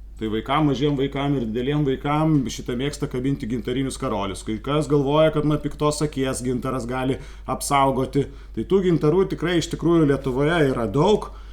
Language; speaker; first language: Lithuanian; native; Lithuanian